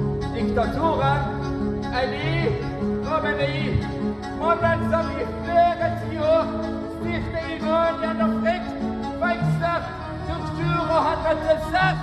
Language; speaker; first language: Norwegian; non-native, fluent; Persian